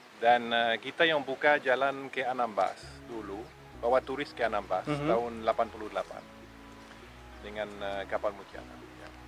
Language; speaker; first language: Indonesian; non-native, fluent; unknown